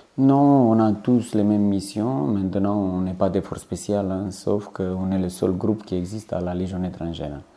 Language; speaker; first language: French; non-native, fluent; Romanian